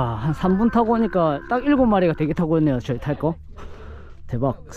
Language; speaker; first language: Korean; native; Korean